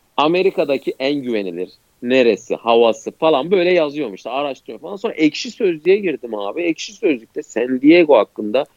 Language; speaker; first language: Turkish; native; Turkish